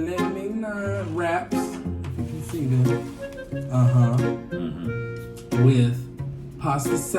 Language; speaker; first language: English; native; English